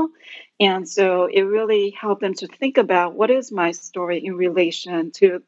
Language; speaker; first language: English; non-native, fluent; Min Nan Chinese